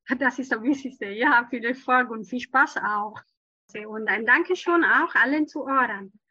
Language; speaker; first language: German; non-native, fluent; Italian